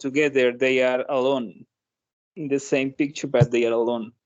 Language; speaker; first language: English; non-native, learner; Spanish